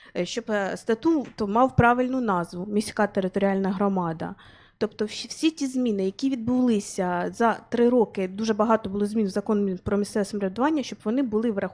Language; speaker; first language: Ukrainian; native; Ukrainian